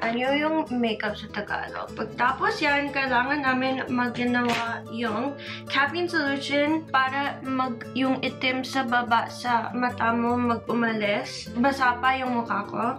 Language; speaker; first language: Filipino; non-native, learner; English